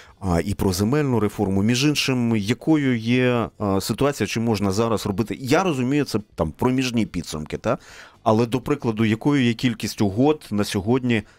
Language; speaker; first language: Ukrainian; native; Ukrainian